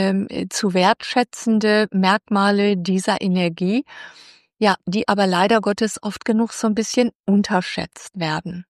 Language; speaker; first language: German; native; German